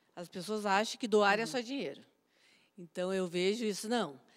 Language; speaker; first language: Portuguese; native; Portuguese